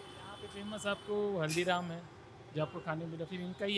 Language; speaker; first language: Hindi; native; Hindi